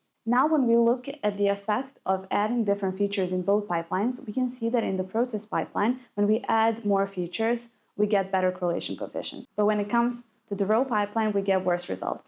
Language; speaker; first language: English; non-native, fluent; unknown